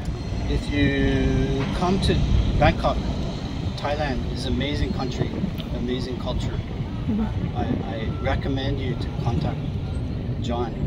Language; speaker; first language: English; non-native, fluent; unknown